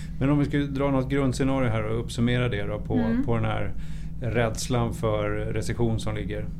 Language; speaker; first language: Swedish; native; Swedish